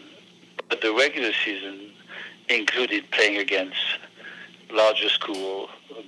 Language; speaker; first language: English; non-native, fluent; French